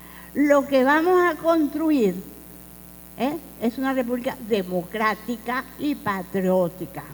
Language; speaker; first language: Spanish; native; Spanish